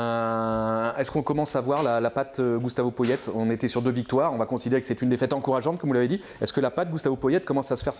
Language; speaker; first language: French; native; French